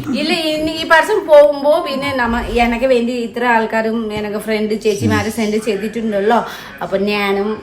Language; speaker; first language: Malayalam; non-native, fluent; Nepali